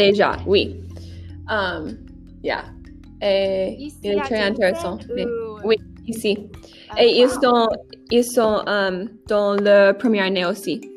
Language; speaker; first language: French; non-native, learner; English